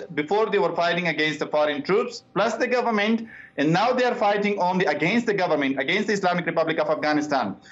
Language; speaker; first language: English; non-native, fluent; Persian